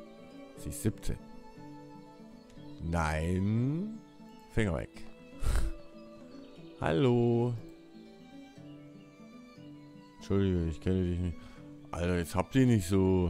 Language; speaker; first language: German; native; German